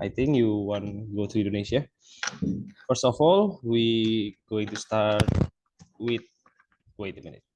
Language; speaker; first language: English; non-native, local second language; Indonesian